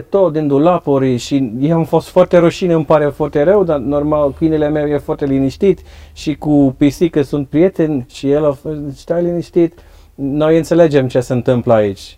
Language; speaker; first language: Romanian; non-native, learner; Dutch